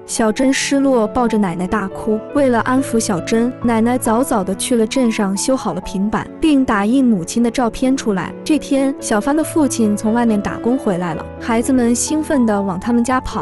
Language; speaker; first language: Chinese; native; Chinese